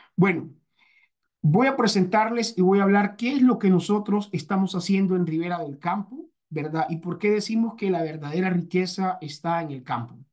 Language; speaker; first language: Spanish; native; Spanish